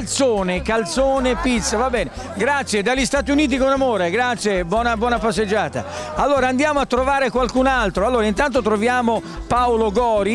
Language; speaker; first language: Italian; native; Italian